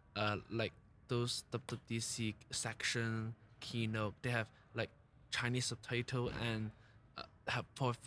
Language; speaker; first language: English; non-native, local second language; Cantonese